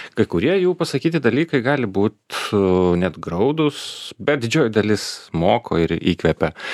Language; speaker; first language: Lithuanian; native; Lithuanian